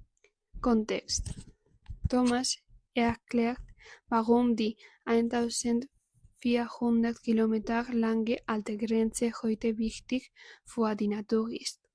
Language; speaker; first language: German; non-native, learner; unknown